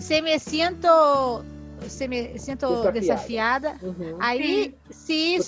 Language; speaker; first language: Spanish; non-native, learner; Portuguese